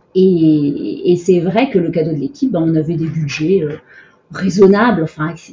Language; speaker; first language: French; native; French